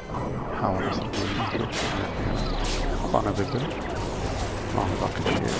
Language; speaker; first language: Arabic; native; Arabic